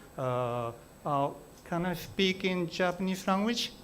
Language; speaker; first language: English; non-native, learner; Japanese